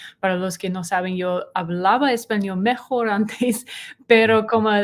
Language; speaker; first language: Spanish; non-native, learner; English